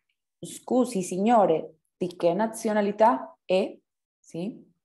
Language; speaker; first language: Italian; non-native, fluent; Spanish